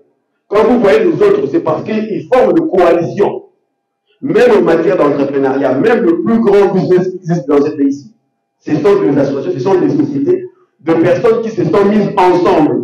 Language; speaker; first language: French; non-native, local second language; Lingala